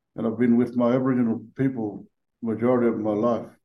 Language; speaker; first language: English; native; English